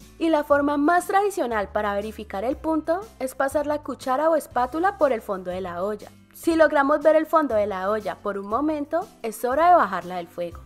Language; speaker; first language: Spanish; native; Spanish